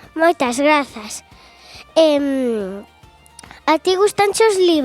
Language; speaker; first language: Galician; non-native, local second language; Spanish